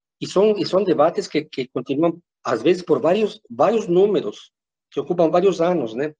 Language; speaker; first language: Portuguese; non-native, fluent; Spanish